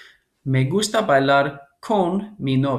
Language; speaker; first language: Spanish; non-native, learner; English